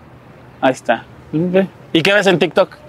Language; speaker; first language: Spanish; native; Spanish